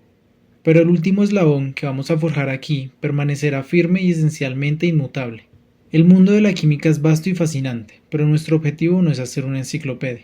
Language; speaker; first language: Spanish; native; Spanish